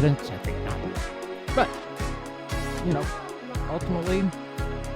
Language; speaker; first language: English; native; English